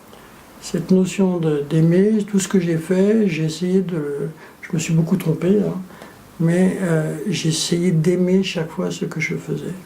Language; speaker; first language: French; early bilingual, other home language; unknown